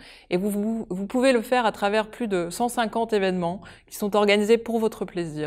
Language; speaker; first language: French; native; French